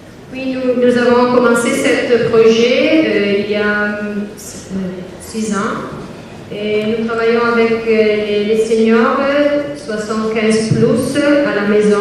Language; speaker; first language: French; non-native, learner; Italian